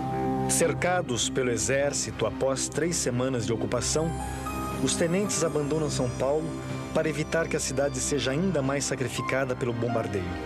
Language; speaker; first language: Portuguese; native; Portuguese